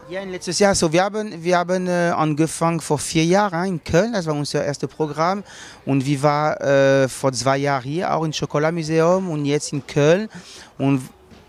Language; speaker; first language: German; non-native, learner; French